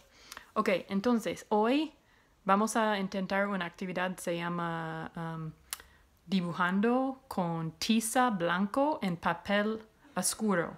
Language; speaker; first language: Spanish; non-native, fluent; English